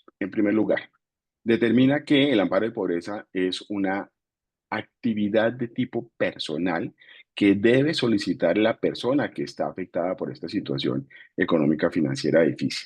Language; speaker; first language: Spanish; native; Spanish